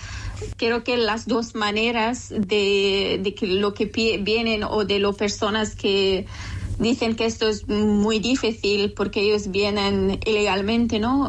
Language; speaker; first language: Spanish; non-native, local second language; Persian